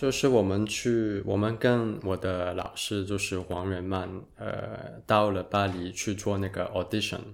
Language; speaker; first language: Chinese; non-native, local second language; Cantonese